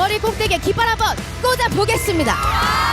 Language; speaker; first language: Korean; native; Korean